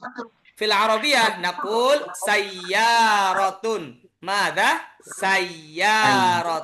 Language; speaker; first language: Arabic; non-native, fluent; Indonesian